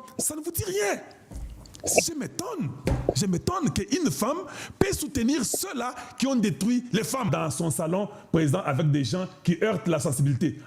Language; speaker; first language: French; non-native, local second language; Lingala